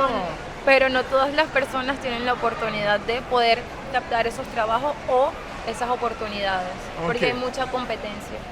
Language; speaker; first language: Spanish; native; Spanish